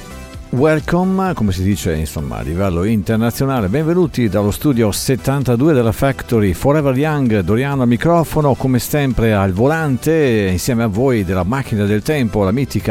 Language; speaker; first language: Italian; native; Italian